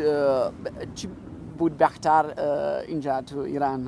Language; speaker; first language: Persian; non-native, learner; German